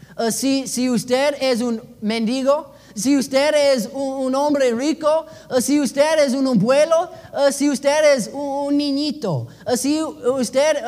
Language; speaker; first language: Spanish; non-native, learner; English